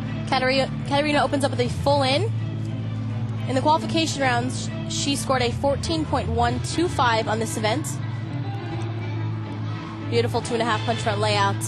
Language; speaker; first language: English; native; English